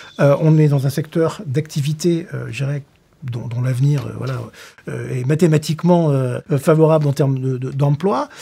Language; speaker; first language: French; native; French